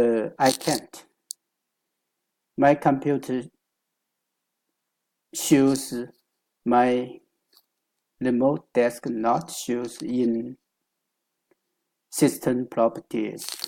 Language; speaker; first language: English; non-native, learner; Chinese